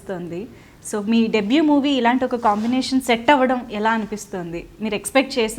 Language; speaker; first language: Telugu; native; Telugu